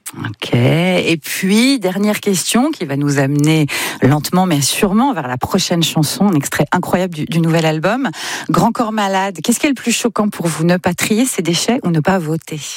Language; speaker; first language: French; native; French